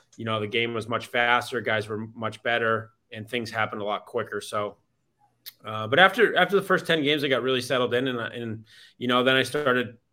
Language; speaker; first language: English; native; English